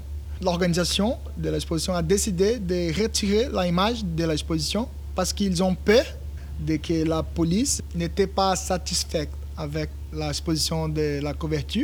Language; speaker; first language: French; non-native, learner; Portuguese